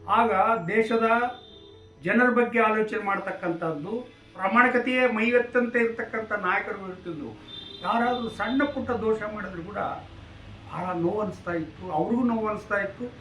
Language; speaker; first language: Kannada; native; Kannada